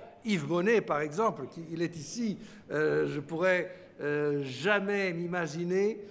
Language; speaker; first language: French; non-native, fluent; Portuguese